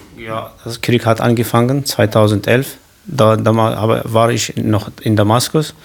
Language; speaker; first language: German; non-native, learner; Kurdish